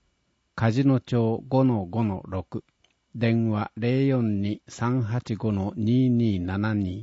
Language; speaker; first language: Japanese; native; Japanese